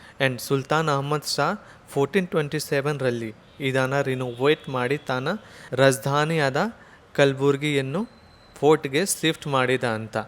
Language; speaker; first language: Kannada; non-native, learner; Hindi